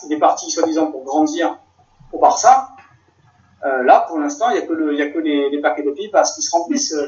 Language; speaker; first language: French; native; French